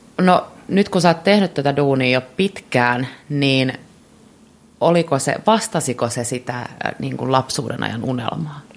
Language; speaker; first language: Finnish; native; Finnish